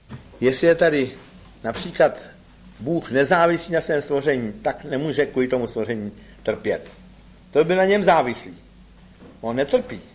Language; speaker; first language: Czech; native; Czech